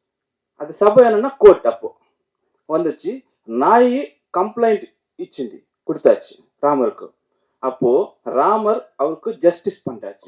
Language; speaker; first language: Tamil; non-native, learner; Telugu